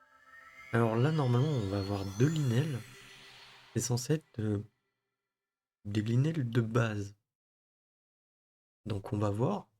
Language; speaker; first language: French; native; French